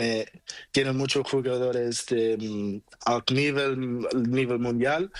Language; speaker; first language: Spanish; non-native, learner; Portuguese